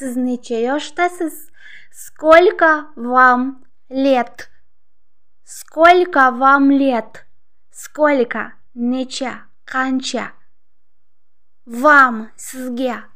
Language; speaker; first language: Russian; non-native, local second language; Uzbek